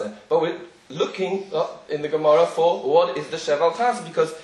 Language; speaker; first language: English; native; English